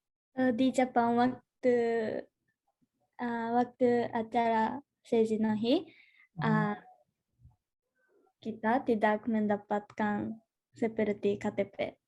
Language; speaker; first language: Indonesian; non-native, learner; Japanese